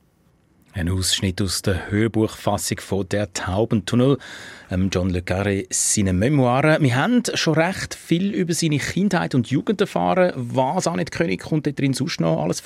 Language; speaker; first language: German; native; German